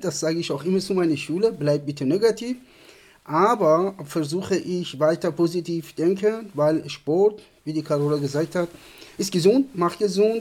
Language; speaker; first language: German; non-native, fluent; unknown